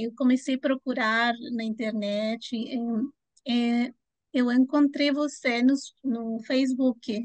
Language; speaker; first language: Portuguese; non-native, fluent; Spanish